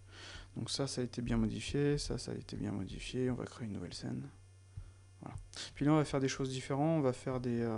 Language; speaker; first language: French; native; French